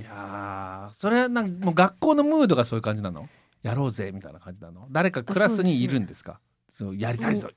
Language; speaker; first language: Japanese; native; Japanese